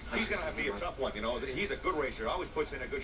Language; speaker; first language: English; native; English